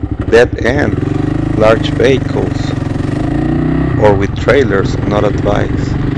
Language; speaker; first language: English; non-native, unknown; Spanish